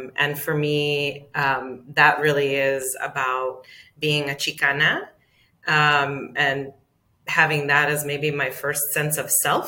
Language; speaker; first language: English; native; English